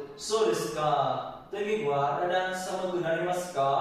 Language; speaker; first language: Japanese; non-native, learner; Vietnamese